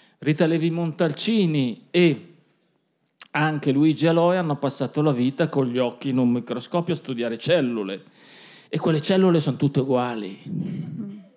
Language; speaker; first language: Italian; native; Italian